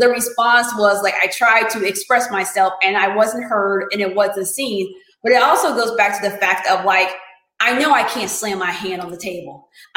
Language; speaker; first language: English; native; English